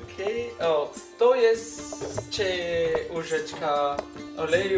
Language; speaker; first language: Polish; non-native, learner; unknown